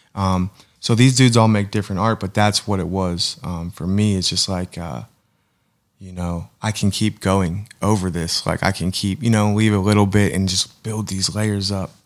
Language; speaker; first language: English; native; English